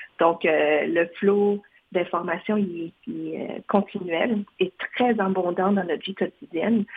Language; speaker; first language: French; non-native, fluent; Vietnamese